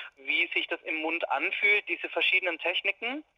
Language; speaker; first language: German; native; German